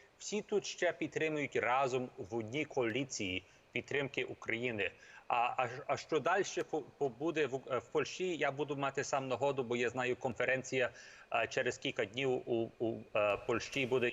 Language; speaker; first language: Ukrainian; early bilingual, heritage; Ukrainian